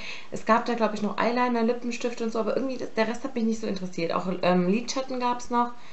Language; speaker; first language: German; native; German